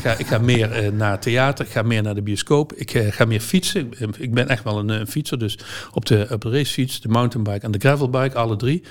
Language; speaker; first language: Dutch; native; Dutch